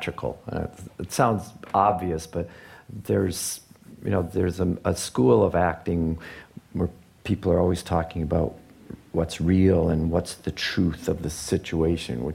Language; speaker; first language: English; native; English